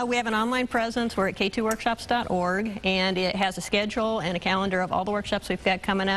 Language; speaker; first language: English; native; English